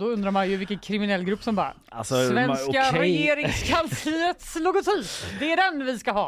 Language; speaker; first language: Swedish; native; Swedish